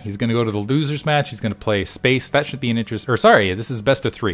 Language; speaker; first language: English; native; English